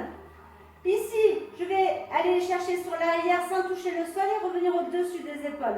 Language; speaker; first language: French; native; French